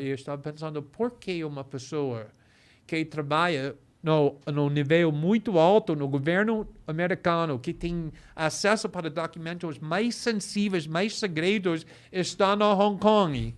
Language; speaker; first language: Portuguese; non-native, fluent; English